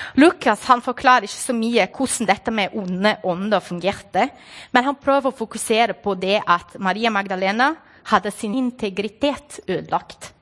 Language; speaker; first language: Norwegian; non-native, fluent; Portuguese